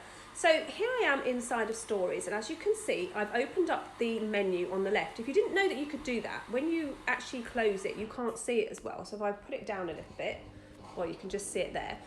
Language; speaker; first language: English; native; English